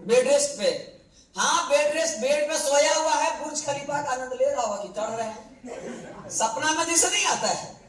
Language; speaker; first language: Hindi; native; Hindi